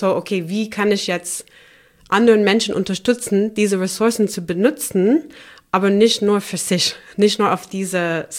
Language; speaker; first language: German; non-native, fluent; English